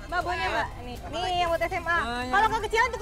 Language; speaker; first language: Indonesian; native; Indonesian